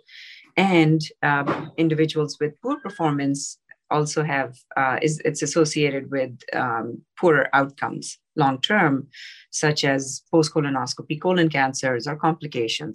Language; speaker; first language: English; non-native, local second language; Urdu